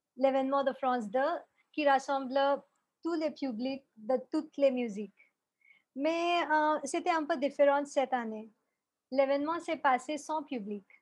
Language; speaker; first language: French; non-native, fluent; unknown